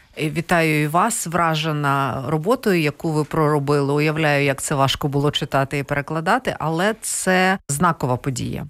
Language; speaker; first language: Ukrainian; non-native, local second language; Russian